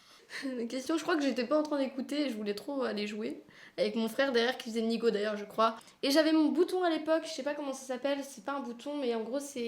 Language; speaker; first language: French; native; French